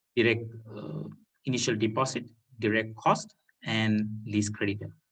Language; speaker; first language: English; non-native, local second language; Sinhala